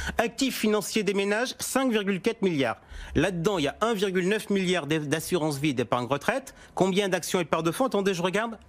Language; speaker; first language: French; native; French